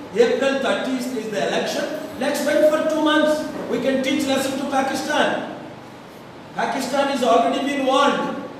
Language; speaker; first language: English; non-native, local second language; Telugu